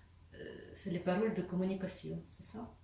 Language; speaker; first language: French; non-native, learner; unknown